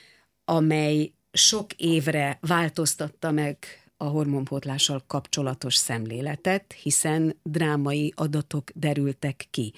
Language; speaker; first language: Hungarian; native; Hungarian